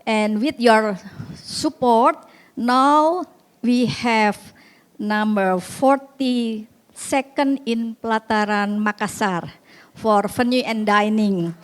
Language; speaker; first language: English; non-native, fluent; Indonesian